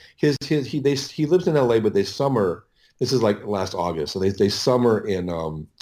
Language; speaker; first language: English; native; English